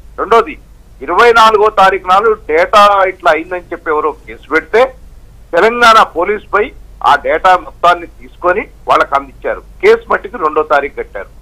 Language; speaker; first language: Telugu; native; Telugu